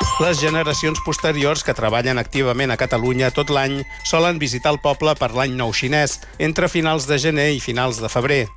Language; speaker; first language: Catalan; native; Catalan